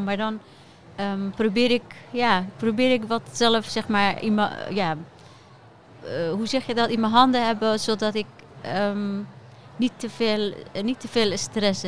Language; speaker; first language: Dutch; non-native, fluent; Persian